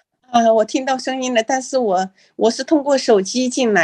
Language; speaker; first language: Chinese; native; Chinese